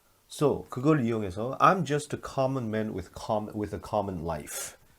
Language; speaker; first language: English; non-native, fluent; Korean